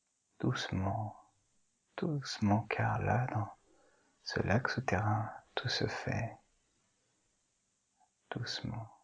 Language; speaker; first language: French; native; French